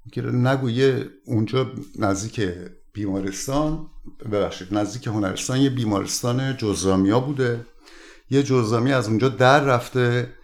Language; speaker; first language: Persian; native; Persian